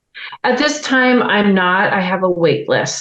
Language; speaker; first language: English; native; English